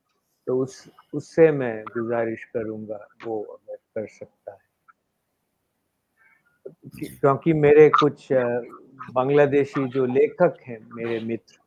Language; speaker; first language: Hindi; non-native, local second language; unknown